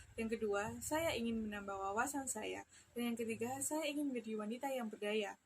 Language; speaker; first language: Indonesian; native; Indonesian